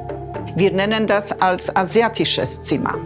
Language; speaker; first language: German; non-native, fluent; Polish